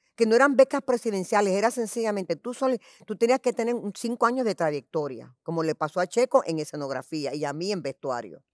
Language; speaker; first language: Spanish; early bilingual, heritage; Spanish